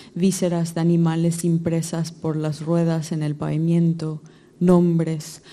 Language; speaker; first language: Spanish; non-native, fluent; English